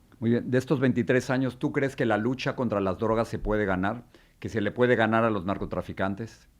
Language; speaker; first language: Spanish; native; Spanish